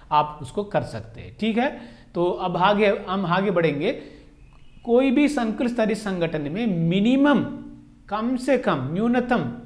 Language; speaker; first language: Hindi; non-native, local second language; Telugu